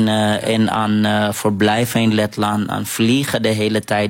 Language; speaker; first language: Dutch; non-native, fluent; Arabic